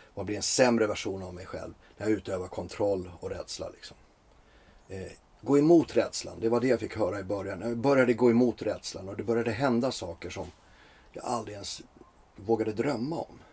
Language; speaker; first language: Swedish; early bilingual, other home language; Finnish